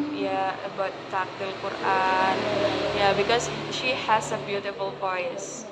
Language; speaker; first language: English; non-native, learner; Indonesian